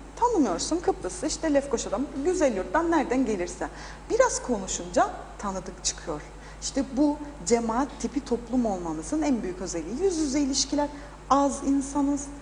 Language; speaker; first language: Turkish; native; Turkish